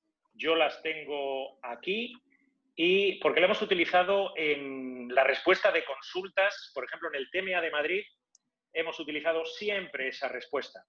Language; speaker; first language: Spanish; native; Spanish